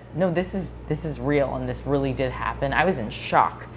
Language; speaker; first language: English; native; English